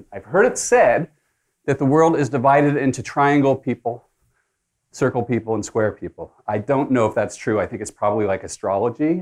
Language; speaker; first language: English; native; English